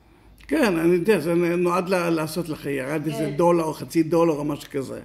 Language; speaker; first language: Hebrew; native; Hebrew